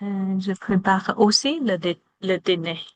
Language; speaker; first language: French; non-native, learner; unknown